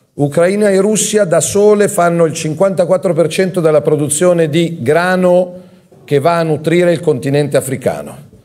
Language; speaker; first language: Italian; native; Italian